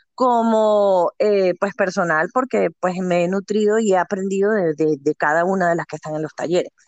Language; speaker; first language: Spanish; native; Spanish